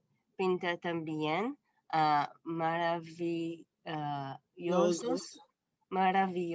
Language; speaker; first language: Spanish; non-native, learner; English